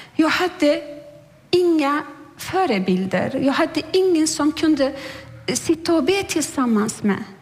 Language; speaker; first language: Swedish; non-native, fluent; Turkish